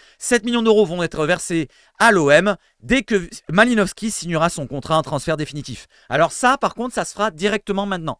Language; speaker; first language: French; native; French